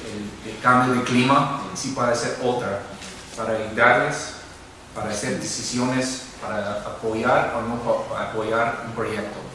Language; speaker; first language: Spanish; non-native, fluent; English